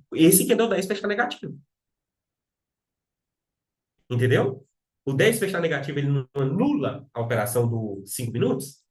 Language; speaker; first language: Portuguese; native; Portuguese